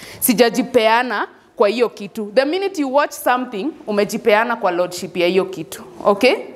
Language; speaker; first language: Swahili; native; Swahili